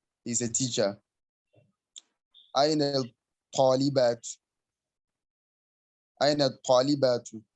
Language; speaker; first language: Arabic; non-native, learner; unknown